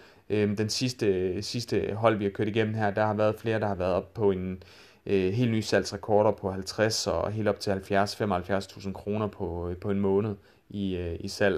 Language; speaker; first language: Danish; native; Danish